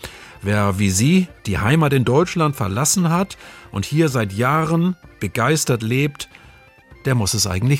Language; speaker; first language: German; native; German